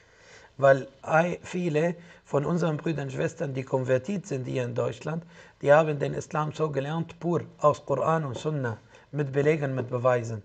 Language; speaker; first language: German; non-native, fluent; Arabic